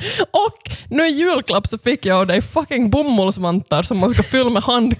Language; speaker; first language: Swedish; native; Swedish